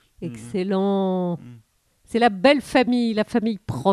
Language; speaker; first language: French; native; French